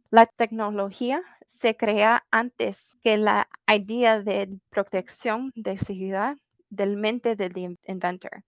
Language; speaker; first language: Spanish; early bilingual, heritage; Spanish